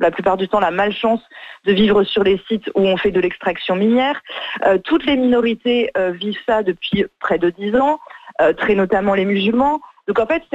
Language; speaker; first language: French; native; French